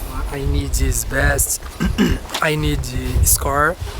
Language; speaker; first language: English; non-native, learner; Japanese